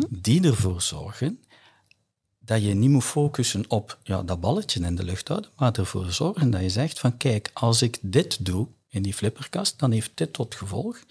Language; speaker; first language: Dutch; native; Dutch